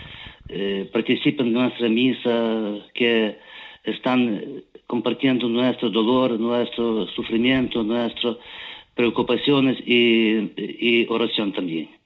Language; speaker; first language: Spanish; non-native, learner; Ukrainian